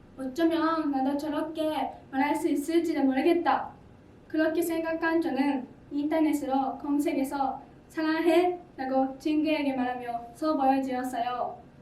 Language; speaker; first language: Korean; non-native, learner; Japanese